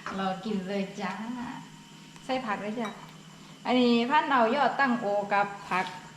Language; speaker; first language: Thai; native; Thai